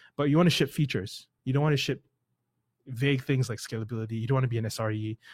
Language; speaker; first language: English; native; English